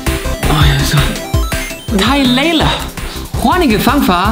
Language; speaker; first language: Chinese; non-native, fluent; German